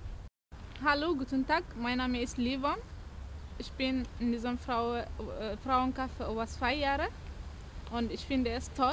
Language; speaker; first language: German; non-native, learner; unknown